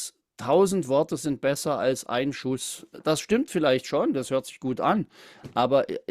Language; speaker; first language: German; native; German